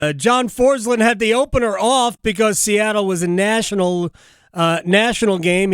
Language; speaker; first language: English; native; English